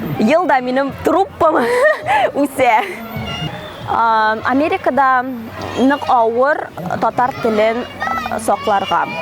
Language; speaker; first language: Tatar; native; Tatar